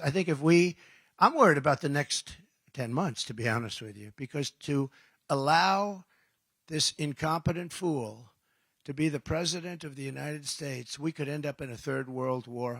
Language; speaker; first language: English; native; English